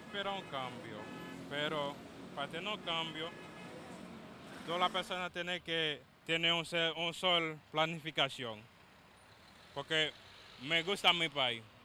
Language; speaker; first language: Spanish; non-native, learner; Haitian Creole